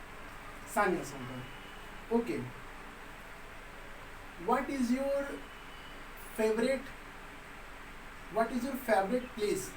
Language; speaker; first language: English; non-native, local second language; Hindi